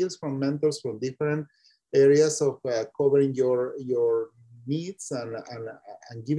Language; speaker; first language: English; non-native, fluent; Spanish